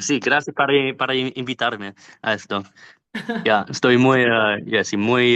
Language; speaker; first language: Spanish; non-native, learner; English